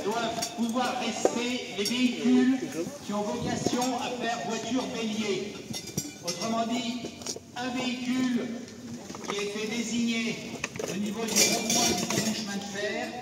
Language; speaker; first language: French; native; French